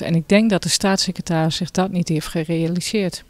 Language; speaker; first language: Dutch; native; Dutch